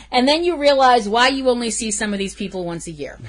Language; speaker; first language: English; native; English